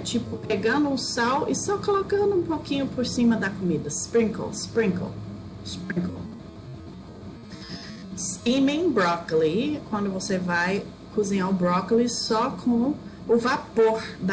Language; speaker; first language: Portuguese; non-native, fluent; English